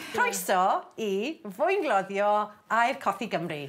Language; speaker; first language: Welsh; non-native, learner; English